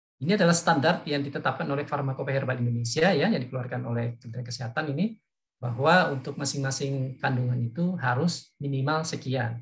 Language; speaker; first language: Indonesian; native; Indonesian